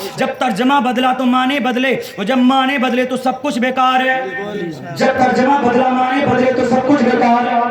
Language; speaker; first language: Urdu; native; Urdu